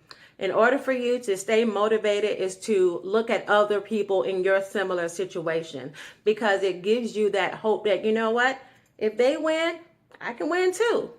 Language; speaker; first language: English; native; English